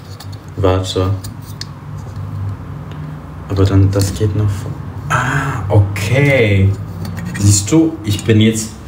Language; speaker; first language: German; early bilingual, other home language; Polish